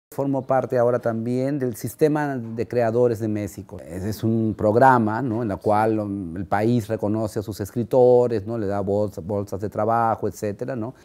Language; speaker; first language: Spanish; native; Spanish